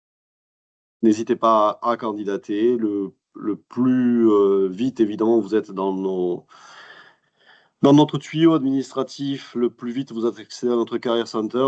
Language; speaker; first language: French; native; French